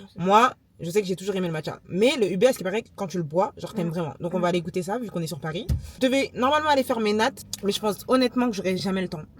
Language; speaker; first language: French; native; French